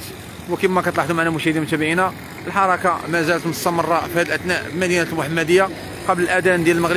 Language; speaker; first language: Arabic; native; Arabic